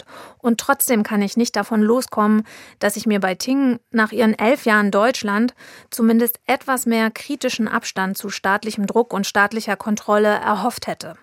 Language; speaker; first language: German; native; German